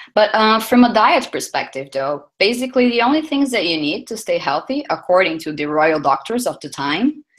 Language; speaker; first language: English; non-native, fluent; Portuguese